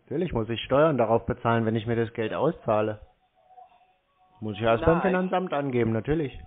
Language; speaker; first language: German; native; German